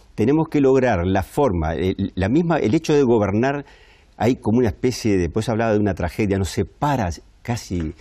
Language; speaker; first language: Spanish; native; Spanish